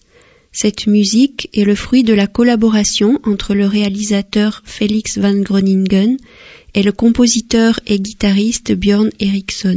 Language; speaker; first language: French; native; French